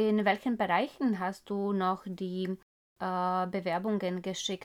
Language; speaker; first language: German; non-native, fluent; Slovak